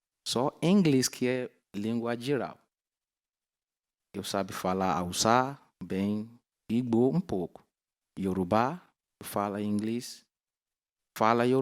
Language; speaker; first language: Portuguese; non-native, learner; Yoruba